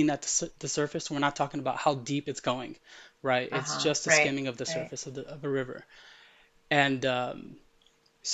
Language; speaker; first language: English; early bilingual, other home language; Arabic